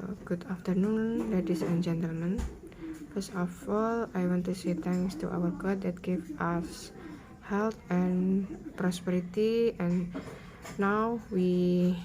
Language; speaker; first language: English; non-native, learner; Indonesian